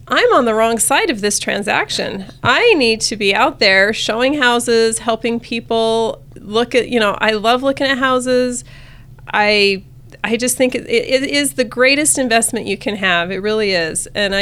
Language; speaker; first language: English; native; English